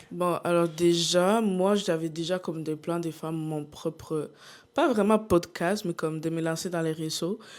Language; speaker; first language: French; non-native, fluent; Spanish